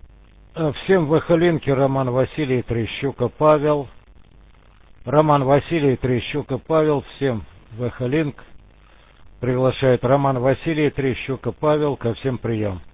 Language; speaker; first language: Russian; native; Russian